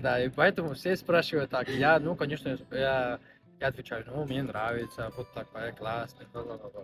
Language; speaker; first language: Russian; non-native, learner; Spanish